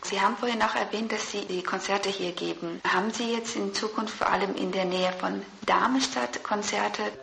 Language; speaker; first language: German; early bilingual, other home language; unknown